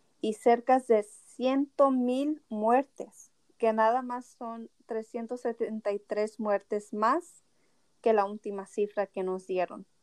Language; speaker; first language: Spanish; early bilingual, heritage; Spanish